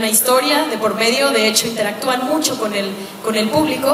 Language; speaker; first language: Spanish; native; Spanish